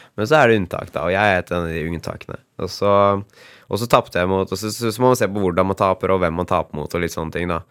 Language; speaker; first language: Norwegian; native; Norwegian